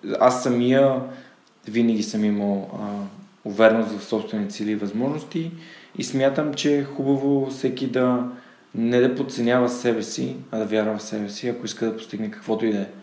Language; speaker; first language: Bulgarian; native; Bulgarian